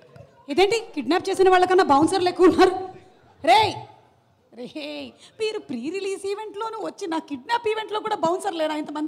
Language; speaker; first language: Telugu; native; Telugu